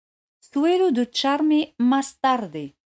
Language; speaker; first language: Spanish; non-native, fluent; French